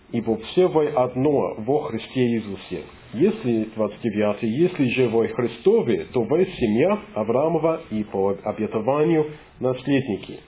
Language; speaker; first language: Russian; non-native, fluent; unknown